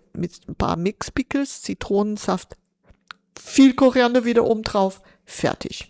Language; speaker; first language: German; non-native, fluent; Portuguese